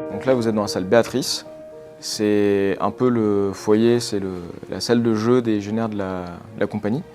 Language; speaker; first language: French; native; French